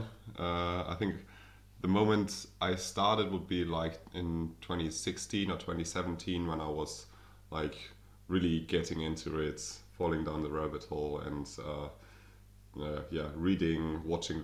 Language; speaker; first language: English; non-native, fluent; German